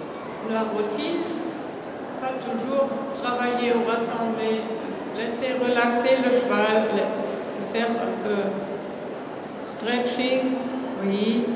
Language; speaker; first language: French; non-native, fluent; German